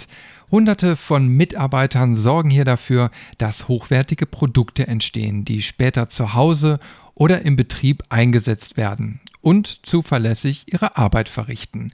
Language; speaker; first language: German; native; German